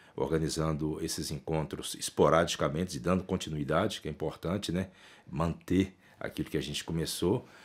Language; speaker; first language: Portuguese; native; Portuguese